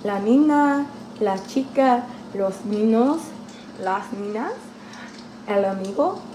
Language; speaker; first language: Spanish; non-native, learner; English